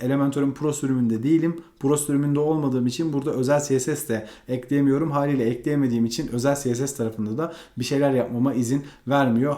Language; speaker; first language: Turkish; native; Turkish